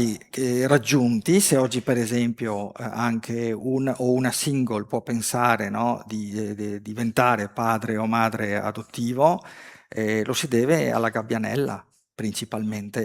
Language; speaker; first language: Italian; native; Italian